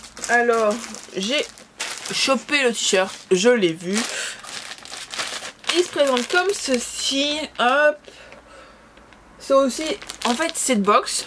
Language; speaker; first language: French; native; French